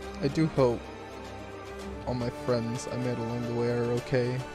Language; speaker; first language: English; native; English